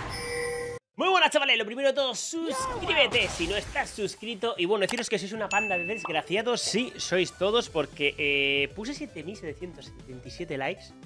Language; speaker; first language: Spanish; native; Spanish